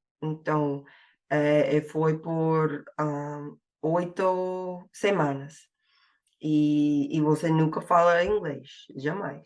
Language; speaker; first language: Portuguese; non-native, fluent; English